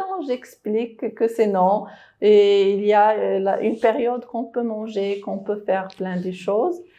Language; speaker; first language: French; non-native, local second language; Arabic